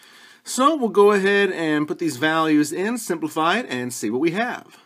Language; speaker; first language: English; native; English